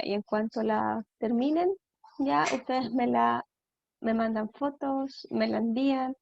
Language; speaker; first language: Spanish; native; Spanish